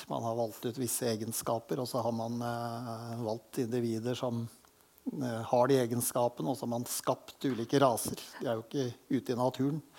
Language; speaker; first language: Norwegian; native; Norwegian